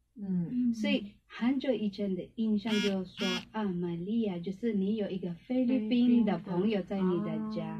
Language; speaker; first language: Chinese; non-native, learner; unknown